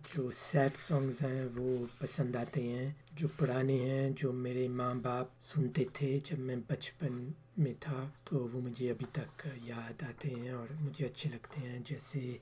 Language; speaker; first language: Urdu; early bilingual, heritage; Urdu